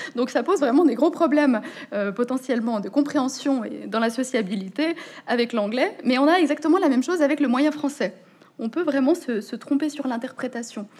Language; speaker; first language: French; native; French